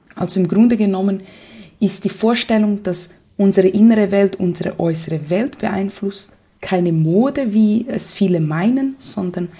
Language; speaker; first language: German; non-native, fluent; Portuguese